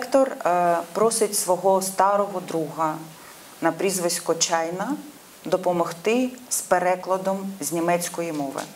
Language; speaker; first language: Ukrainian; non-native, local second language; Russian